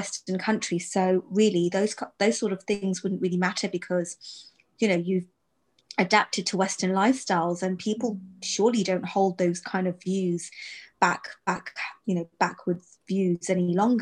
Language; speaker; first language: English; native; English